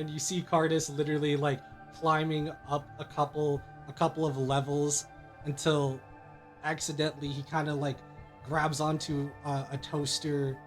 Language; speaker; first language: English; native; English